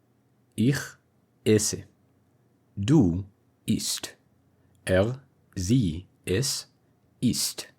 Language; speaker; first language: German; non-native, fluent; English